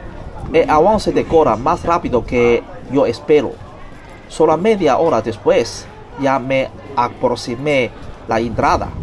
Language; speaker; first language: Spanish; non-native, learner; Chinese